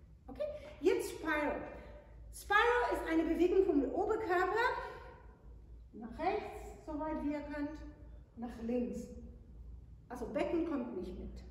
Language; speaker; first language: German; non-native, fluent; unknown